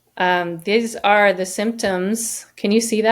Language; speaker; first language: English; native; English